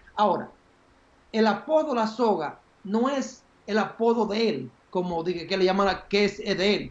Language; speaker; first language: Spanish; native; Spanish